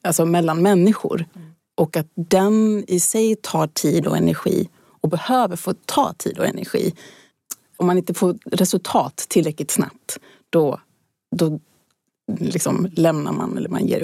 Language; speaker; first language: Swedish; native; Swedish